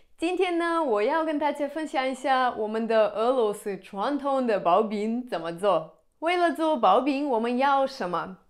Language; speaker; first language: Chinese; non-native, fluent; Russian